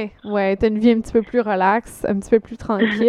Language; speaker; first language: French; native; French